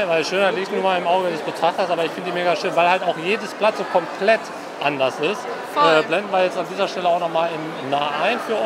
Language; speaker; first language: German; native; German